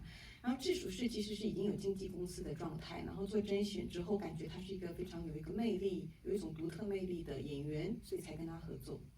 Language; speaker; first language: Chinese; native; Chinese